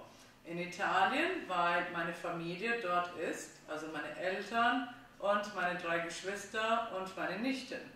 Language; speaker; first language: German; non-native, fluent; Italian